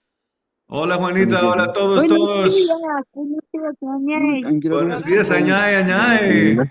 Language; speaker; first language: Spanish; non-native, learner; English